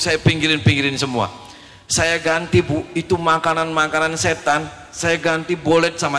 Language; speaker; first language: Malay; non-native, local second language; Javanese